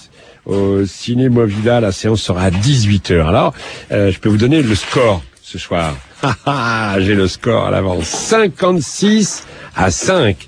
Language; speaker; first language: French; native; French